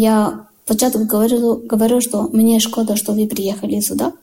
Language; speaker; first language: Ukrainian; non-native, learner; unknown